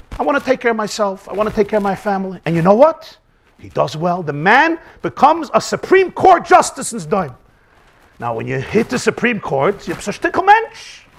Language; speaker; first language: English; native; English